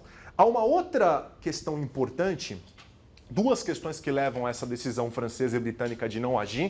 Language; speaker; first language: Portuguese; native; Portuguese